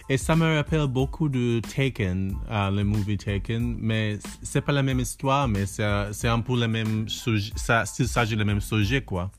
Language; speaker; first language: French; non-native, learner; English